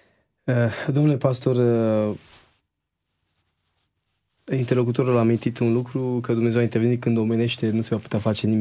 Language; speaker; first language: Romanian; native; Romanian